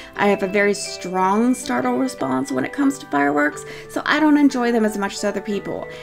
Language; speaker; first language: English; native; English